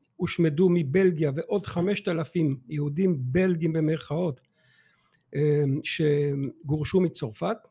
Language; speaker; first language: Hebrew; non-native, fluent; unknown